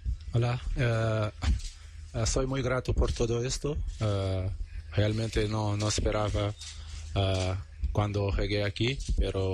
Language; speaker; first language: Spanish; non-native, learner; Portuguese